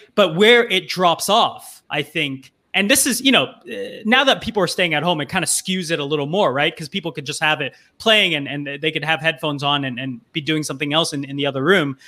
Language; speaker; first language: English; native; English